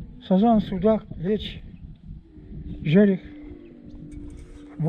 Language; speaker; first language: Russian; non-native, local second language; Kazakh